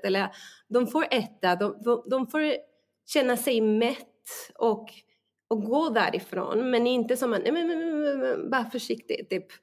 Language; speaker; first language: Swedish; non-native, fluent; Spanish